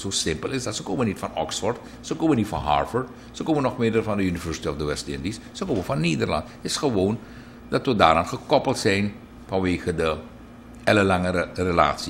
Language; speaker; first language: Dutch; native; Dutch